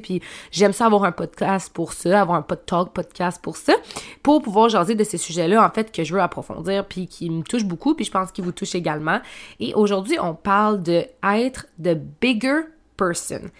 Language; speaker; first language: French; native; French